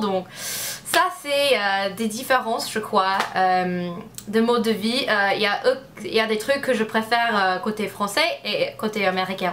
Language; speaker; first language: French; non-native, learner; English